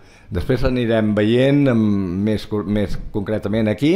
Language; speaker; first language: Catalan; native; Catalan